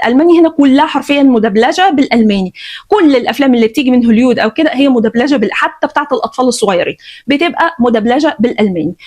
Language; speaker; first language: Egyptian Arabic; native; Egyptian Arabic